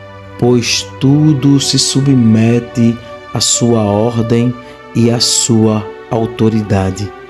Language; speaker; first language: Portuguese; native; Portuguese